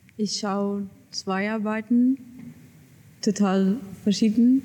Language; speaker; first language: German; non-native, learner; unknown